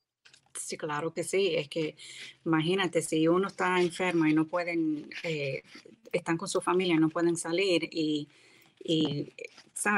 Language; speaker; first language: Spanish; early bilingual, heritage; English